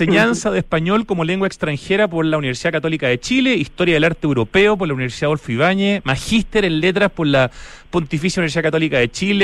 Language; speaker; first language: Spanish; native; Spanish